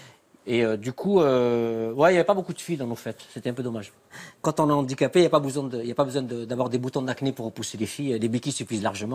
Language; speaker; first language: French; native; French